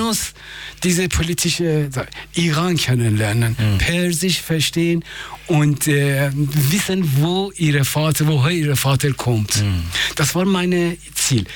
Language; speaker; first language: German; non-native, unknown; Persian